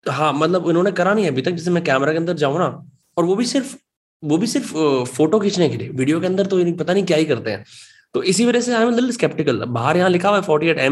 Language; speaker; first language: Hindi; native; Hindi